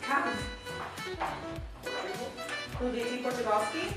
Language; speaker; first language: Czech; non-native, learner; English